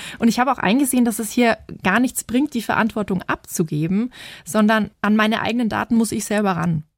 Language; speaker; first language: German; native; German